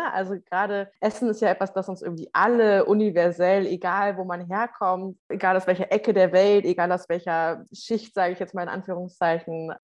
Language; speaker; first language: German; native; German